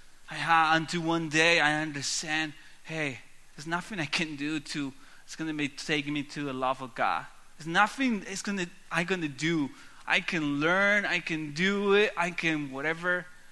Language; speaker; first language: English; non-native, learner; Spanish